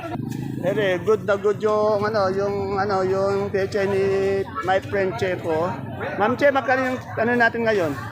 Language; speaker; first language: Filipino; native; Filipino